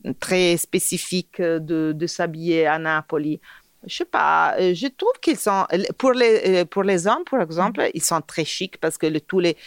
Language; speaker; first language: French; non-native, fluent; Italian